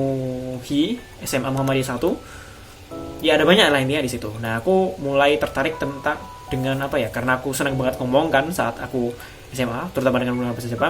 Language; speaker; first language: Indonesian; native; Indonesian